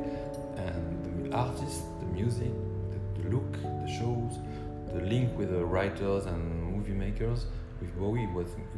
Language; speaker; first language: English; non-native, learner; French